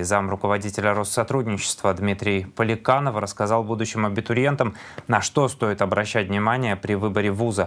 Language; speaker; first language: Russian; native; Russian